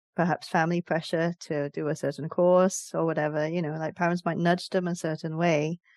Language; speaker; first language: English; native; English